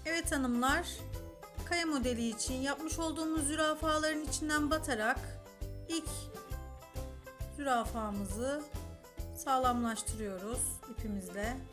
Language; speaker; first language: Turkish; native; Turkish